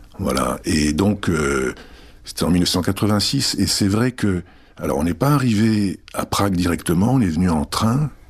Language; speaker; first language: French; early bilingual, other home language; Czech